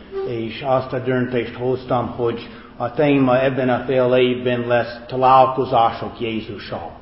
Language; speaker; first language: Hungarian; non-native, fluent; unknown